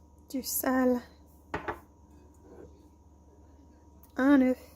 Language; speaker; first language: French; non-native, fluent; English